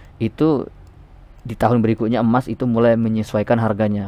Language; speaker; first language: Indonesian; native; Indonesian